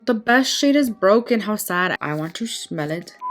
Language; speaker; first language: English; native; English